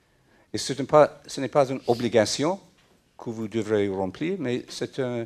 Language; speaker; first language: French; non-native, fluent; English